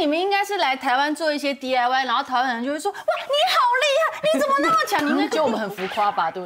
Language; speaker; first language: Chinese; native; Chinese